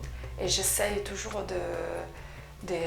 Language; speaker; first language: French; non-native, fluent; Italian